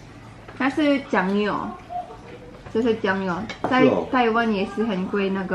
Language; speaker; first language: Chinese; non-native, learner; Filipino